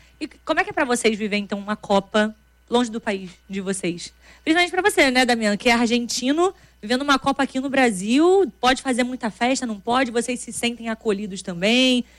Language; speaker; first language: Portuguese; native; Portuguese